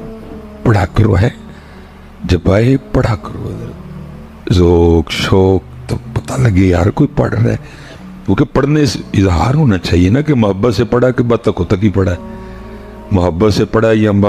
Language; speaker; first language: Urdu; non-native, local second language; Punjabi